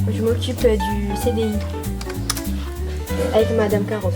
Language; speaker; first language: French; native; French